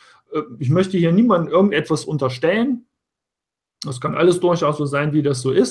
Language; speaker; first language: German; native; German